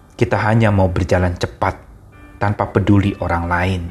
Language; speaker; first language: Indonesian; native; Indonesian